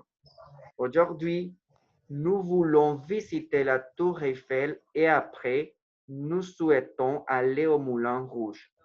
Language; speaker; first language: French; non-native, fluent; Spanish